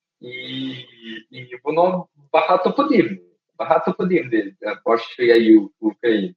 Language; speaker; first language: Ukrainian; early bilingual, heritage; Portuguese